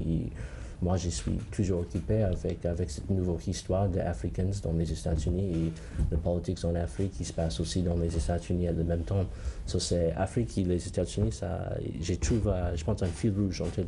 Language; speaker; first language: French; non-native, learner; English